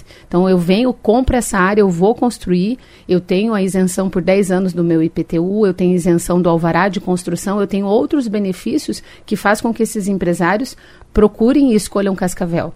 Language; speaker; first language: Portuguese; native; Portuguese